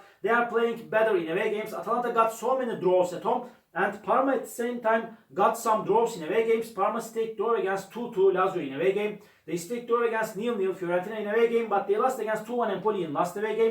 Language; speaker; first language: English; non-native, learner; Turkish